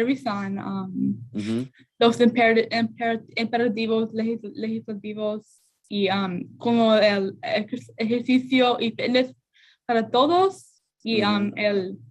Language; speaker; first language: Spanish; non-native, learner; English